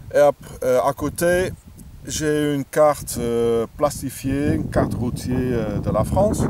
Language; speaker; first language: French; non-native, fluent; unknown